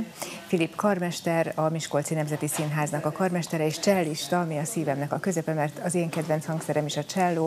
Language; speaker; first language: Hungarian; native; Hungarian